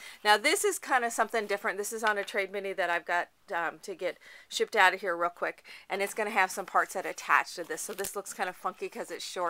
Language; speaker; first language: English; native; English